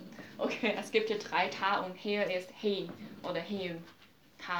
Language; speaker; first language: German; non-native, learner; Chinese